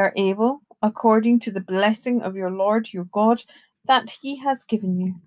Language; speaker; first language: English; native; English